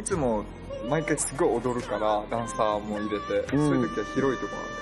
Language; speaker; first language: Japanese; native; Japanese